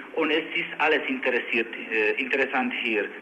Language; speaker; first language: German; non-native, learner; Czech